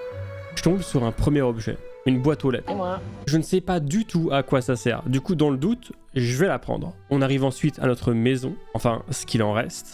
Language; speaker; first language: French; native; French